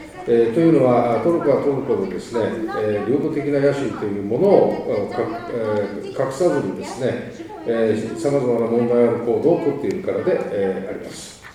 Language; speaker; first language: Japanese; native; Japanese